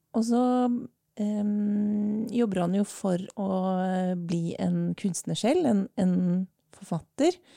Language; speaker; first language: Norwegian; native; Norwegian